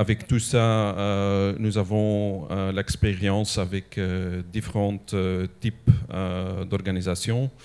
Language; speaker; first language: French; non-native, local second language; Dutch